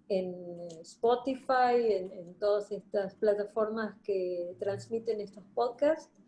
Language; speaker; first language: Spanish; native; Spanish